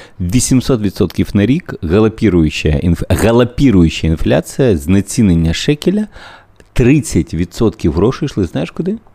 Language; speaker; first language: Ukrainian; native; Ukrainian